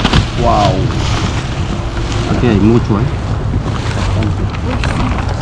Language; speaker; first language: Spanish; non-native, learner; Filipino